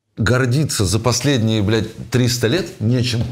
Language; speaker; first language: Russian; native; Russian